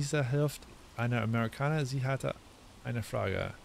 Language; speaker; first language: German; non-native, learner; English